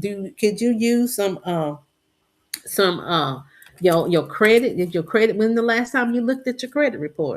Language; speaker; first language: English; native; English